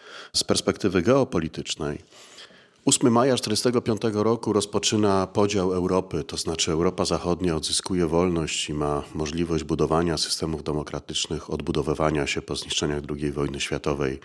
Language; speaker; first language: Polish; native; Polish